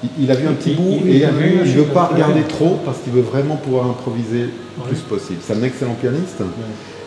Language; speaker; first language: French; native; French